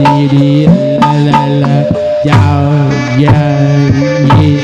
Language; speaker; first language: Indonesian; non-native, local second language; Sundanese